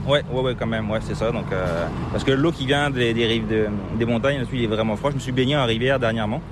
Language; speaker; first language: French; native; French